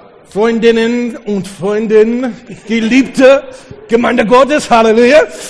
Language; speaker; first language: German; non-native, learner; English